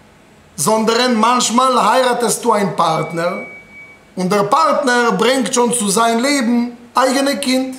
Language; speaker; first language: German; non-native, fluent; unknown